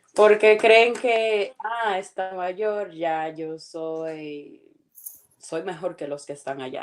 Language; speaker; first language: Spanish; early bilingual, heritage; Spanish